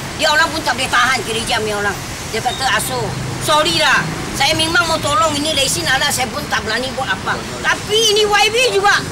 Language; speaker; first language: Malay; non-native, local second language; Chinese